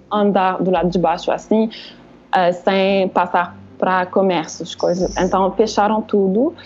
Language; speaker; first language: Portuguese; non-native, fluent; French